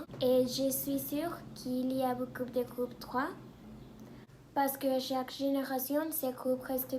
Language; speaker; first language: French; non-native, learner; Spanish